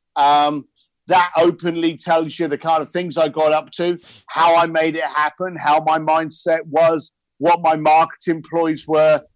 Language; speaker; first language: English; native; English